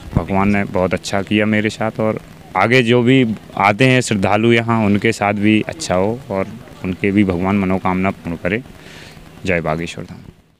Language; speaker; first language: Hindi; native; Hindi